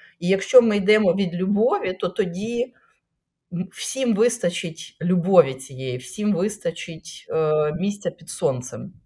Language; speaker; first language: Ukrainian; native; Ukrainian